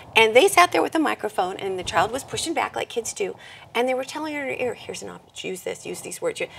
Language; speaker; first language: English; native; English